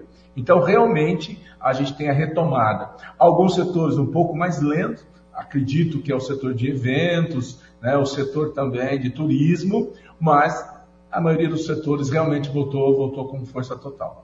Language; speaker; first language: Portuguese; native; Portuguese